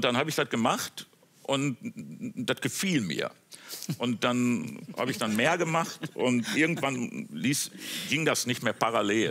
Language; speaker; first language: German; native; German